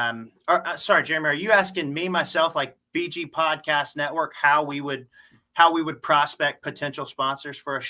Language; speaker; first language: English; native; English